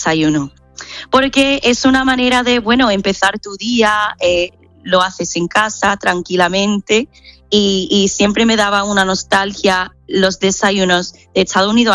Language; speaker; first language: Spanish; non-native, fluent; English